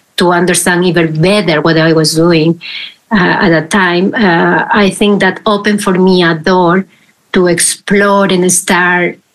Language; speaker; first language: English; non-native, fluent; Spanish